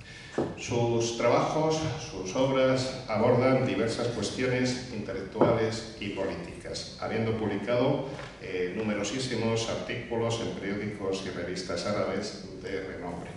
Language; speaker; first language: Spanish; native; Spanish